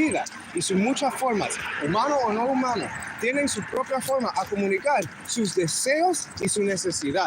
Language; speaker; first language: Spanish; early bilingual, heritage; Spanish